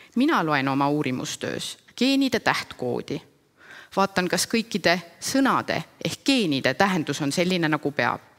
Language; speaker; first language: Estonian; native; Estonian